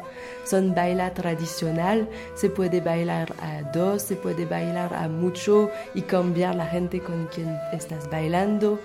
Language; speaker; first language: Spanish; non-native, learner; French